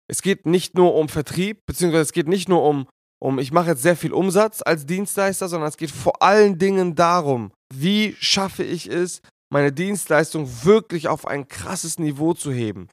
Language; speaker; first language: German; native; German